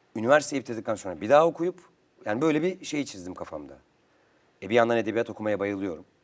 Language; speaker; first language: Turkish; native; Turkish